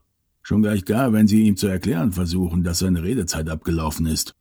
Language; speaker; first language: German; native; German